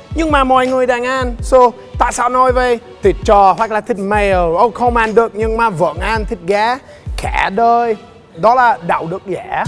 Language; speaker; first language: Vietnamese; non-native, learner; English